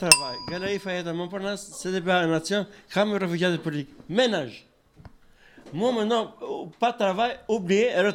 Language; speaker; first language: French; non-native, learner; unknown